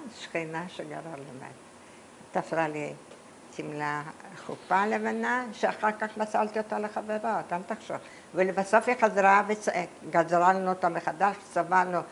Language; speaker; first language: Hebrew; early bilingual, other home language; Polish